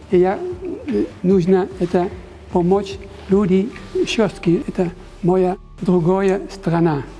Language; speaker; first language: Russian; early bilingual, heritage; Dutch